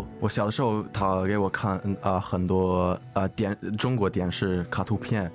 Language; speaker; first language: Chinese; early bilingual, heritage; English